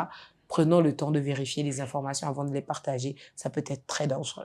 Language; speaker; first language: French; native; French